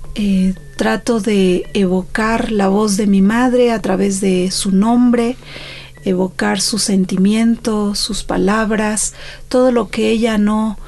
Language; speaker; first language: Spanish; native; Spanish